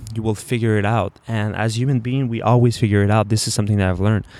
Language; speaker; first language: English; non-native, fluent; French